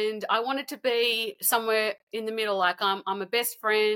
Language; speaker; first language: English; native; English